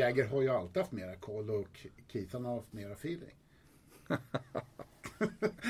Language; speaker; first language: Swedish; native; Swedish